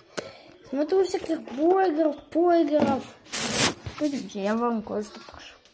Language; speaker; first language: Russian; early bilingual, heritage; Russian